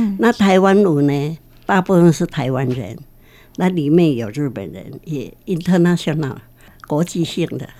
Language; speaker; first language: Chinese; non-native, local second language; Min Nan Chinese